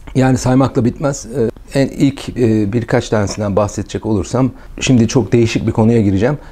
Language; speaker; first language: Turkish; native; Turkish